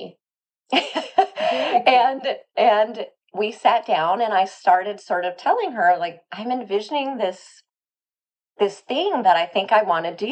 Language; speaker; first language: English; native; English